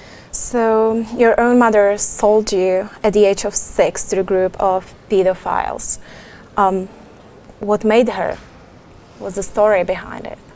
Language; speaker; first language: English; non-native, fluent; Czech